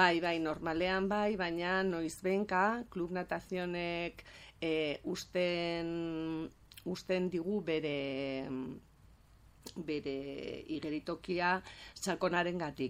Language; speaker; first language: Basque; non-native, local second language; Spanish